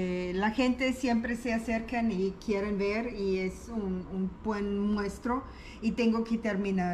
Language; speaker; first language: Spanish; non-native, learner; German